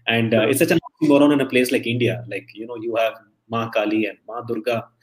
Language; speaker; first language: English; non-native, local second language; Malayalam